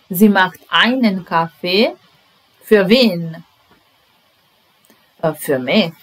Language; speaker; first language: German; non-native, fluent; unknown